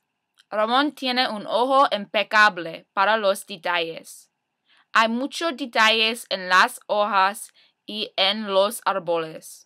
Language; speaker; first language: Spanish; non-native, learner; English